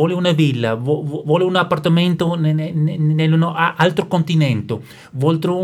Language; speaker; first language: Italian; non-native, learner; German